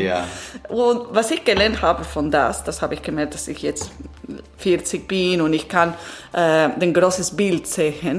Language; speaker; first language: German; non-native, learner; Italian